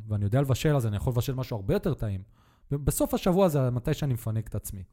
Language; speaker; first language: Hebrew; native; Hebrew